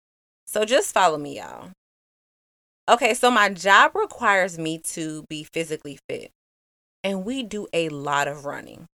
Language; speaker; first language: English; native; English